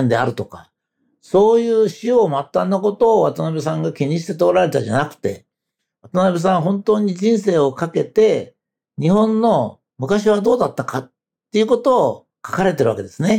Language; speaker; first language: Japanese; native; Japanese